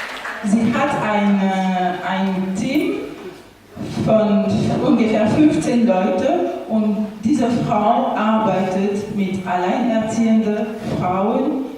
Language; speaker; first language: German; non-native, fluent; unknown